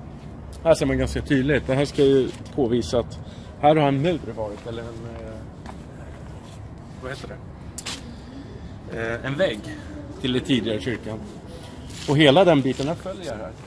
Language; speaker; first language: Swedish; native; Swedish